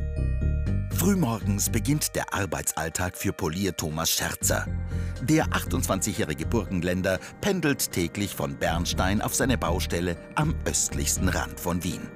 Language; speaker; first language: German; native; German